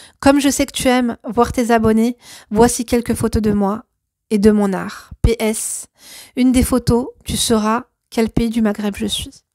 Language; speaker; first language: French; native; French